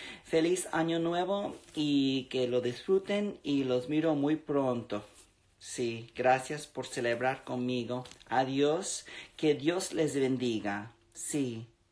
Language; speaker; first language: Spanish; early bilingual, other home language; English